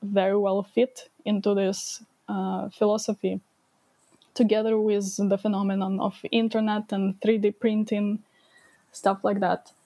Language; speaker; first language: English; non-native, fluent; Ukrainian